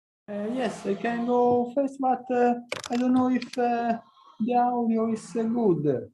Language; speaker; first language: English; non-native, learner; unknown